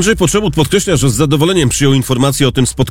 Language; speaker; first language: Polish; native; Polish